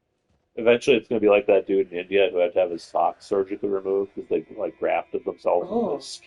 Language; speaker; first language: English; native; English